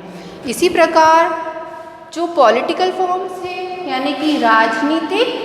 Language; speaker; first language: Hindi; native; Hindi